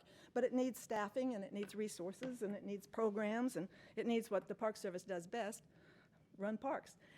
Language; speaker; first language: English; native; English